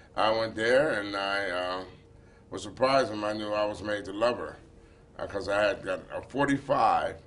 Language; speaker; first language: English; native; English